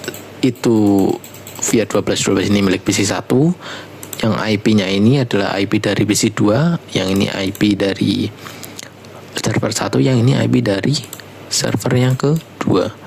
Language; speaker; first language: Indonesian; native; Indonesian